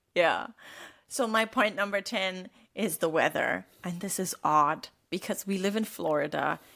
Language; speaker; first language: English; non-native, fluent; German